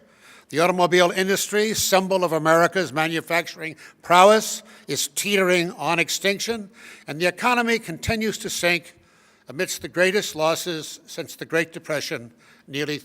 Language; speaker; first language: English; native; English